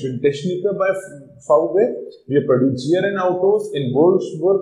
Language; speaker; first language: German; non-native, learner; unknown